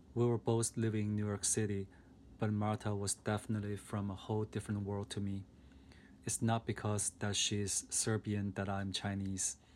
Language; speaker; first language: English; non-native, fluent; Chinese